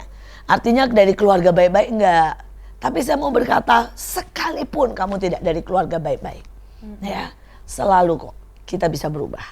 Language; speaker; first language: Indonesian; native; Indonesian